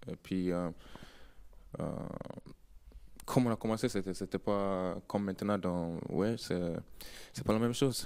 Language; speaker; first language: French; non-native, learner; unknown